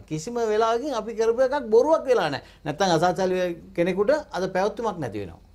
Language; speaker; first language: Sinhala; non-native, local second language; Tamil